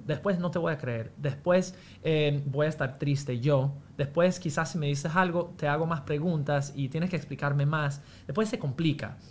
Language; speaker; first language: Spanish; non-native, fluent; English